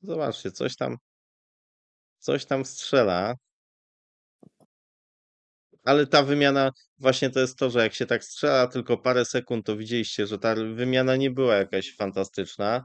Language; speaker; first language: Polish; native; Polish